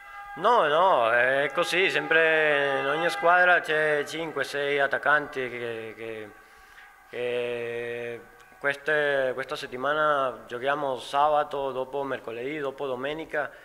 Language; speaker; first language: Italian; non-native, learner; Spanish